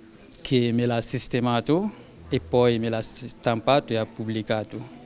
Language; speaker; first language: Italian; non-native, fluent; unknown